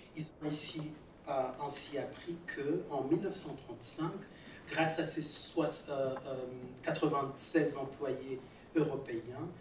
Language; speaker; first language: French; non-native, local second language; Swahili